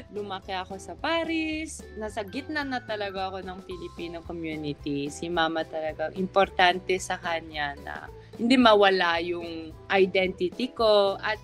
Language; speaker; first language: Filipino; early bilingual, heritage; Filipino